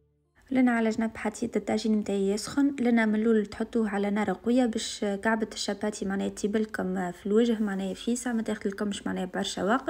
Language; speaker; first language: Arabic; native; Arabic